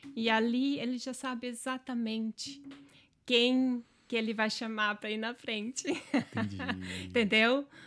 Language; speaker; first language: Portuguese; non-native, local second language; German